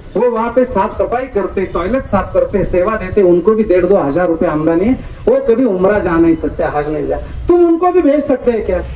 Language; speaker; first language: Hindi; non-native, local second language; Marathi